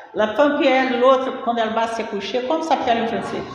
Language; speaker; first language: French; non-native, learner; Portuguese